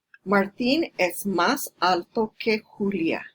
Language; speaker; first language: Spanish; non-native, fluent; English